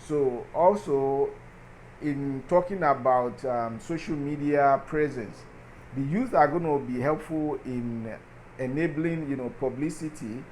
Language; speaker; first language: English; non-native, local second language; Yoruba